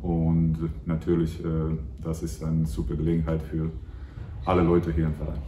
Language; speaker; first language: German; non-native, fluent; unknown